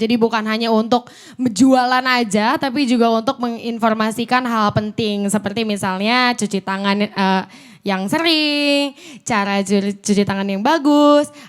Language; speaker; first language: Indonesian; native; Indonesian